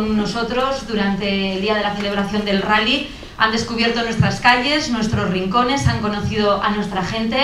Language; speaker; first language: Spanish; native; Spanish